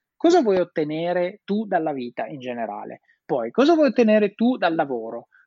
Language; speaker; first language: Italian; native; Italian